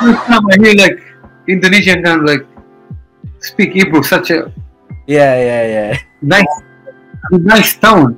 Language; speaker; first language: English; non-native, fluent; Hebrew